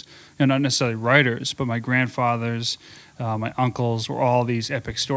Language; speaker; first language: English; native; English